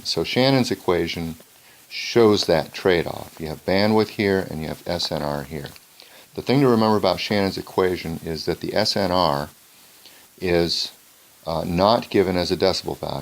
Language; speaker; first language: English; native; English